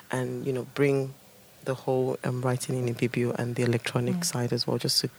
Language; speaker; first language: English; non-native, local second language; Ibibio